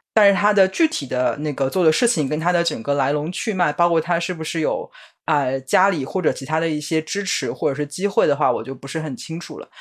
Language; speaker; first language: Chinese; native; Chinese